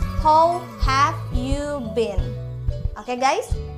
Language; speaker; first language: English; non-native, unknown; Indonesian